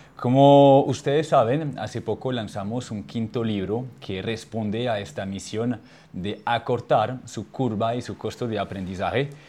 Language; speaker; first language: Spanish; non-native, fluent; French